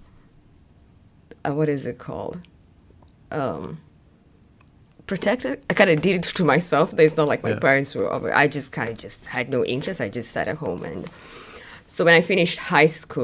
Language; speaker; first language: English; non-native, local second language; Kamba